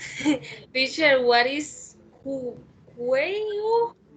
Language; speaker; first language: English; non-native, learner; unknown